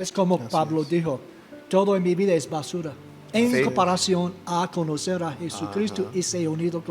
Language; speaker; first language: Spanish; non-native, fluent; English